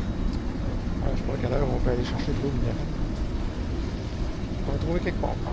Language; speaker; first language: French; native; French